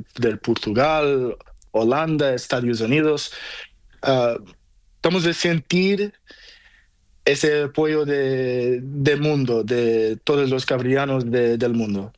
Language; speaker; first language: Spanish; non-native, learner; Portuguese